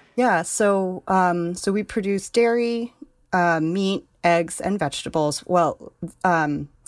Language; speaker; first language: English; native; English